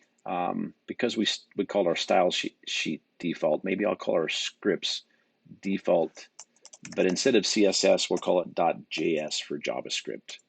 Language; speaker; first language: English; native; English